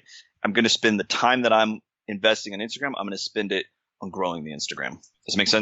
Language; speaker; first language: English; native; English